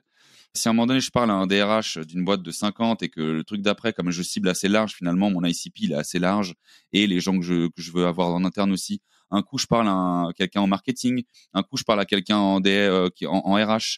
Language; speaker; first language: French; native; French